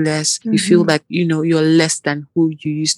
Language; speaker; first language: English; non-native, local second language; Igbo